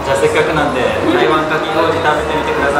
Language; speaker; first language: Japanese; native; Japanese